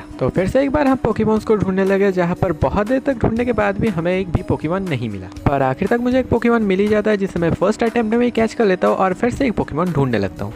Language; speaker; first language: Hindi; native; Hindi